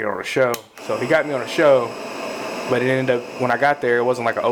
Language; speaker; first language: English; native; English